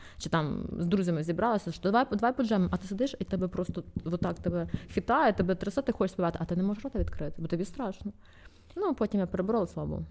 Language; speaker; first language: Ukrainian; non-native, local second language; Russian